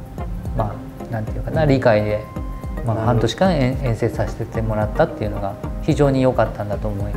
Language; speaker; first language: Japanese; native; Japanese